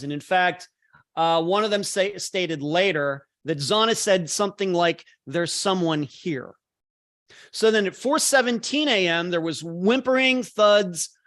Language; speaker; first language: English; native; English